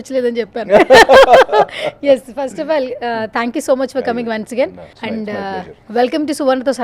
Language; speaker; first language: Telugu; native; Telugu